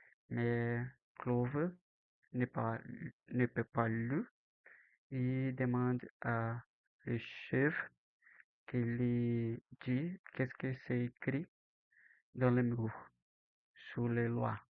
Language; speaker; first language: French; non-native, learner; Portuguese